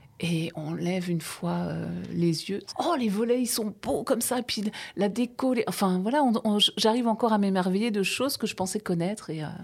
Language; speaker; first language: French; native; French